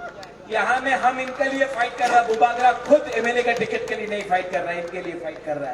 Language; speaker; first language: Hindi; non-native, local second language; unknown